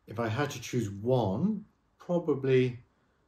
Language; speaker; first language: English; native; English